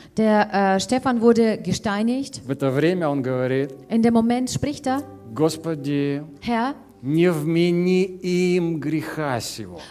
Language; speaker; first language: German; non-native, fluent; Russian